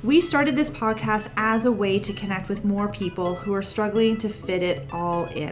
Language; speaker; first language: English; native; English